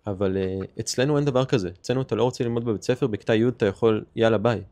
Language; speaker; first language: Hebrew; early bilingual, heritage; Hebrew